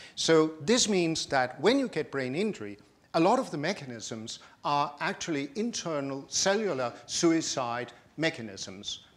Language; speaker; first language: English; non-native, fluent; Danish